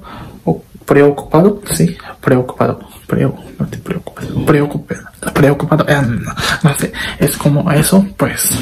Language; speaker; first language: Spanish; non-native, learner; Japanese